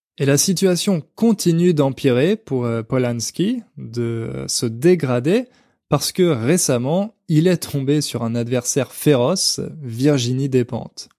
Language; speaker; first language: French; native; French